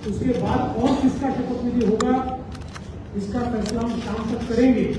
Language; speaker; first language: Hindi; non-native, local second language; Marathi